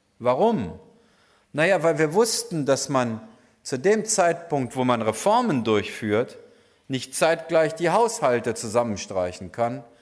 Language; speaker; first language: German; native; German